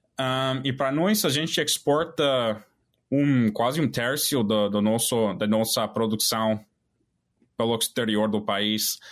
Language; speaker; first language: Portuguese; non-native, fluent; English